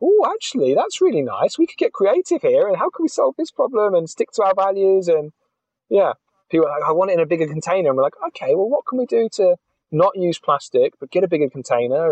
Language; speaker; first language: English; native; English